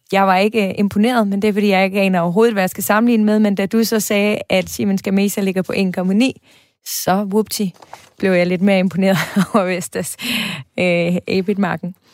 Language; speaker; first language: Danish; native; Danish